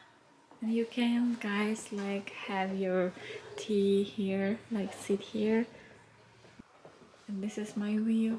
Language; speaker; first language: English; non-native, fluent; Chinese